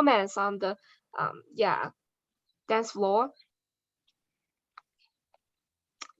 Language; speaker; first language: English; non-native, learner; Chinese